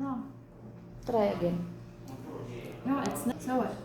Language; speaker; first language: English; non-native, learner; Arabic